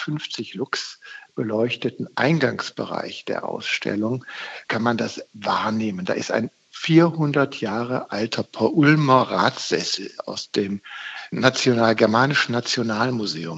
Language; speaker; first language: German; native; German